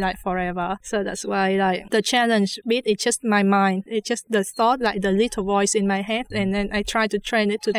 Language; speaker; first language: English; non-native, fluent; Vietnamese